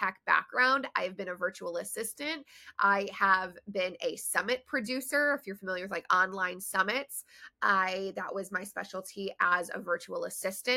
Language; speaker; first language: English; native; English